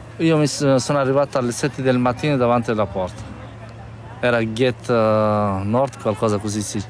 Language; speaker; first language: Italian; non-native, fluent; Persian